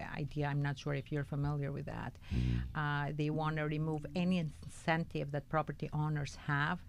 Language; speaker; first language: English; non-native, fluent; Albanian